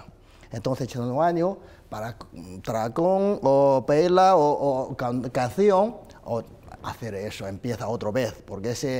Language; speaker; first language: Spanish; non-native, learner; Chinese